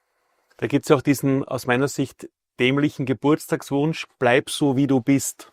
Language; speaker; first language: German; native; German